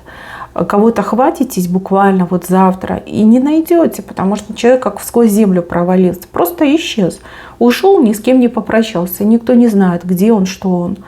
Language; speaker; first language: Russian; native; Russian